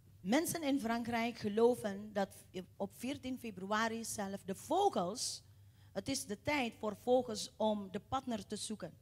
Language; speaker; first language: Dutch; non-native, fluent; Indonesian